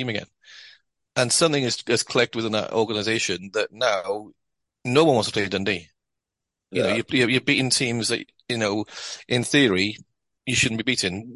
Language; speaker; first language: English; native; English